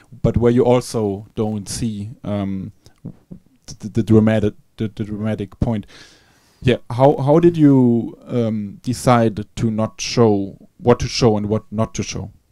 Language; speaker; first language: English; non-native, fluent; German